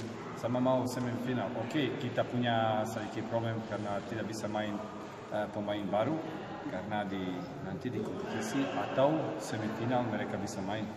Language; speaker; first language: Indonesian; non-native, learner; Armenian